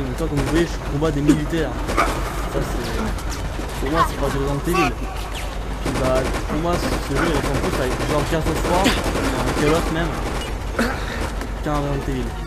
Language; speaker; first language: French; native; French